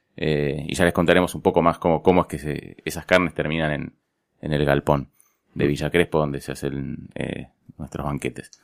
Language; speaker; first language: Spanish; native; Spanish